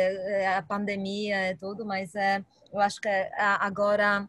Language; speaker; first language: Portuguese; non-native, fluent; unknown